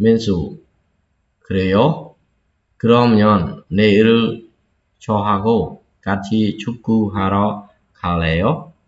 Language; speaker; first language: Korean; non-native, fluent; Khmer